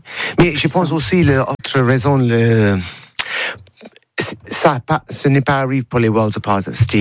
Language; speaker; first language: French; non-native, learner; English